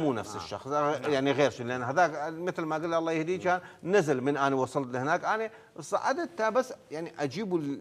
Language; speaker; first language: Arabic; non-native, local second language; Kurdish